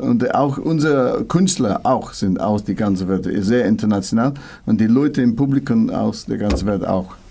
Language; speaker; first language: German; non-native, learner; English